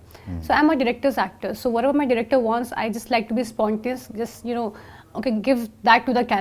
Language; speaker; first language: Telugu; non-native, learner; Hindi